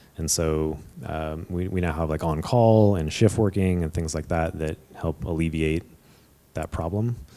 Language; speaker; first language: English; native; English